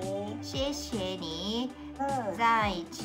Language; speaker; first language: Chinese; non-native, learner; Japanese